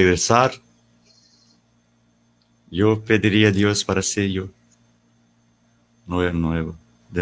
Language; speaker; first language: Spanish; non-native, learner; Portuguese